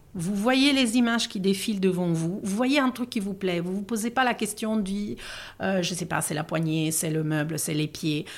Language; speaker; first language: French; non-native, fluent; Italian